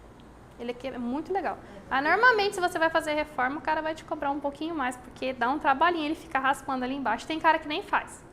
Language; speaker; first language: Portuguese; native; Portuguese